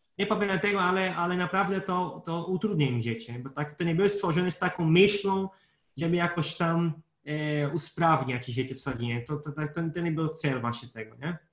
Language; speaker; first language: Polish; non-native, fluent; Portuguese